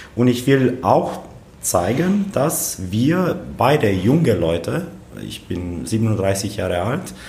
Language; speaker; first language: German; non-native, fluent; Romanian